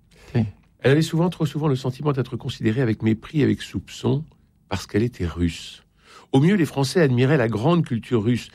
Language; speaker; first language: French; native; French